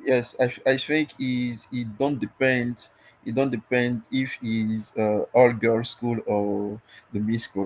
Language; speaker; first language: English; non-native, learner; French